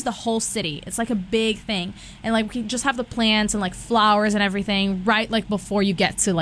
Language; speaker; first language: English; non-native, fluent; Portuguese